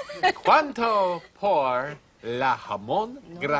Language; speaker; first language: Spanish; non-native, learner; English